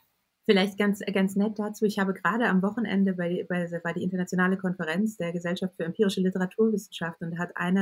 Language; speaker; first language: German; native; German